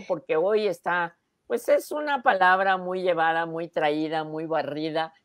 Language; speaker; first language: Spanish; native; Spanish